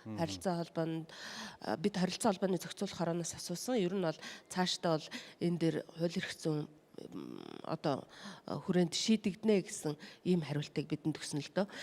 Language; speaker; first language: Mongolian; non-native, local second language; Kazakh